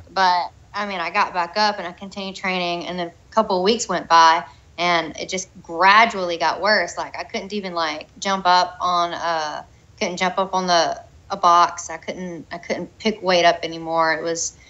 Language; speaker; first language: English; native; English